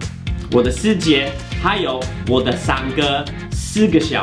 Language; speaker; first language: Chinese; non-native, fluent; English